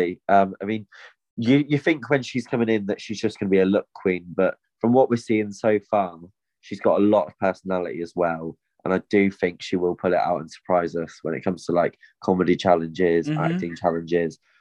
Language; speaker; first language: English; native; English